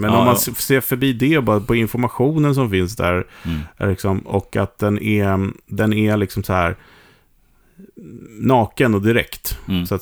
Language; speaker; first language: Swedish; native; Swedish